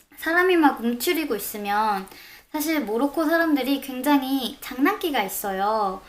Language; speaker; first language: Korean; native; Korean